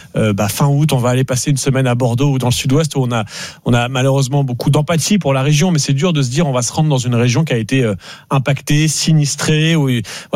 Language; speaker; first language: French; native; French